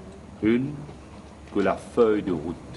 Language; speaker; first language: French; non-native, local second language; Morisyen